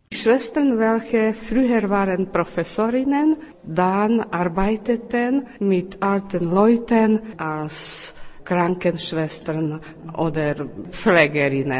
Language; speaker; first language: German; non-native, fluent; Czech